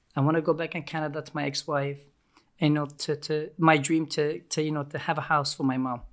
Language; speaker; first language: English; non-native, learner; Turkish